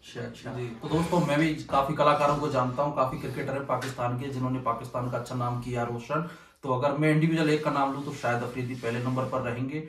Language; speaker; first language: Hindi; native; Hindi